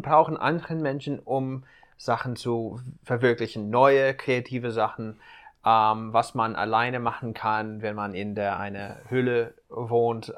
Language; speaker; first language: German; non-native, fluent; English